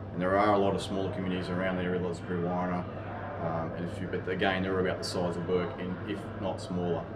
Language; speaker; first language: English; native; English